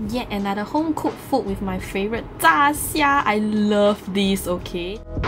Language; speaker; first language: English; non-native, local second language; Chinese